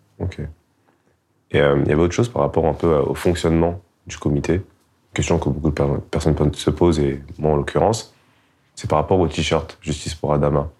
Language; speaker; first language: French; native; French